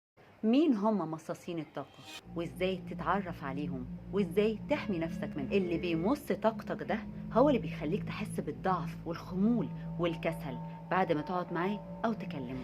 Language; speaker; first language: Arabic; native; Arabic